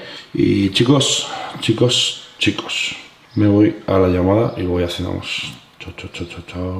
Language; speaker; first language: Spanish; native; Spanish